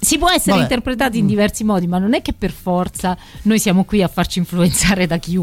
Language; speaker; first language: Italian; native; Italian